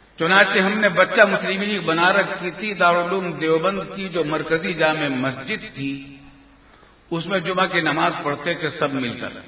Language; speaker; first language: Urdu; native; Urdu